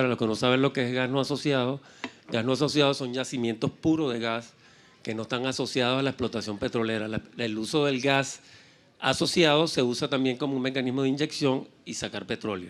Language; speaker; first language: Spanish; native; Spanish